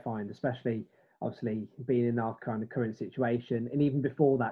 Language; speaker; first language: English; native; English